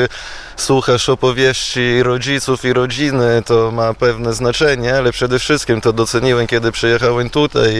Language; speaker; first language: Polish; non-native, fluent; Italian